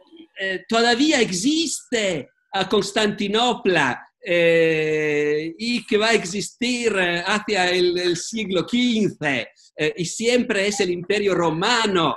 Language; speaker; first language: Spanish; non-native, fluent; Italian